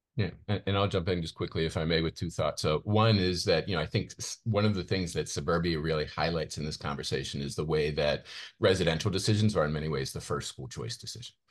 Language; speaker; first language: English; native; English